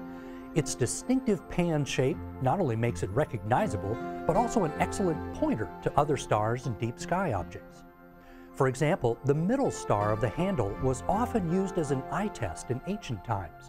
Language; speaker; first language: English; native; English